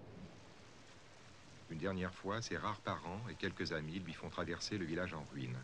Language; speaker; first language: French; native; French